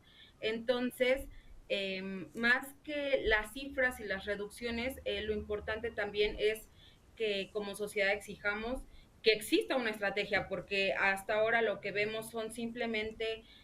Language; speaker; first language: Spanish; native; Spanish